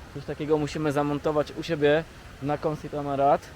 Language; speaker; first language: Polish; native; Polish